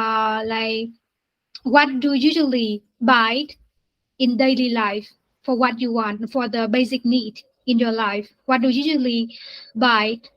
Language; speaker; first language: English; non-native, learner; Vietnamese